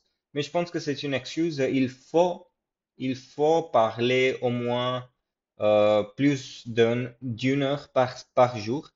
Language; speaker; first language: French; non-native, fluent; English